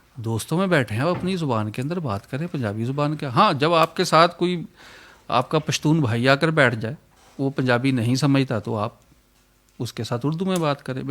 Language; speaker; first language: Urdu; non-native, local second language; Punjabi